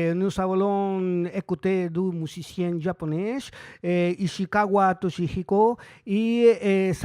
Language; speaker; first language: French; non-native, learner; Spanish